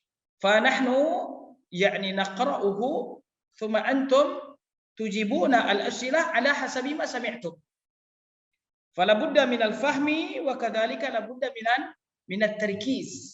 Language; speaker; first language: Arabic; non-native, fluent; Indonesian